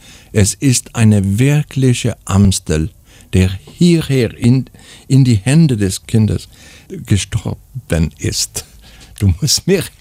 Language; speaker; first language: German; non-native, fluent; Swedish